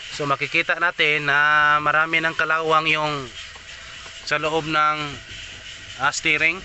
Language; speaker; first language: Filipino; non-native, local second language; Cebuano